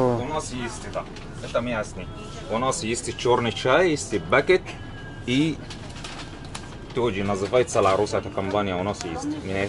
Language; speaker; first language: Russian; non-native, learner; Arabic